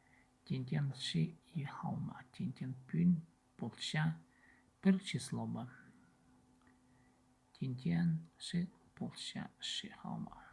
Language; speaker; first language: Chinese; non-native, learner; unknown